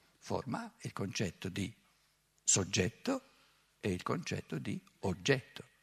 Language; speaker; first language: Italian; native; Italian